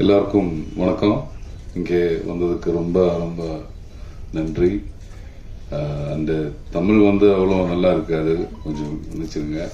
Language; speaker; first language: Tamil; non-native, learner; Malayalam